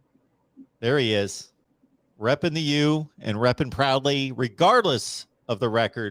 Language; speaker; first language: English; native; English